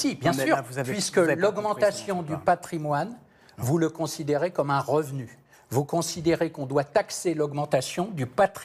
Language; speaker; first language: French; native; French